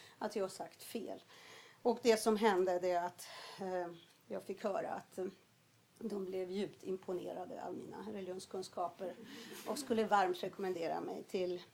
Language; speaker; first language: Swedish; early bilingual, other home language; Polish